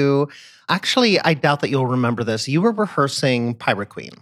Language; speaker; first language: English; native; English